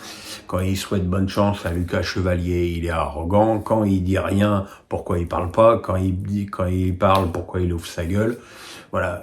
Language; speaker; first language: French; native; French